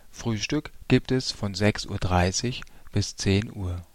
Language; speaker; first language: German; native; German